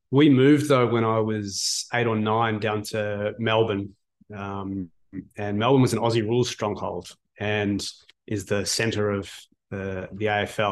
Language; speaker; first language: English; native; English